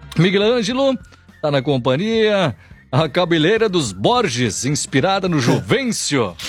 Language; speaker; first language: Portuguese; native; Portuguese